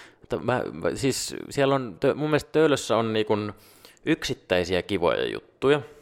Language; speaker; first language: Finnish; non-native, local second language; Swedish